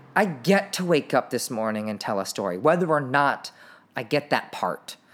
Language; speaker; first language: English; native; English